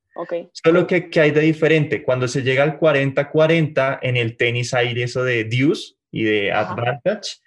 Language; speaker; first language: Spanish; native; Spanish